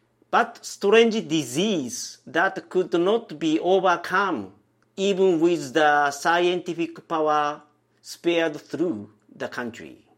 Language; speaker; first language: English; non-native, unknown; Japanese